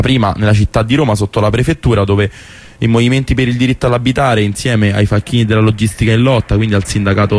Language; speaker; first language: Italian; native; Italian